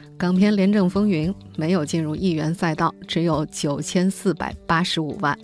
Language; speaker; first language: Chinese; native; Chinese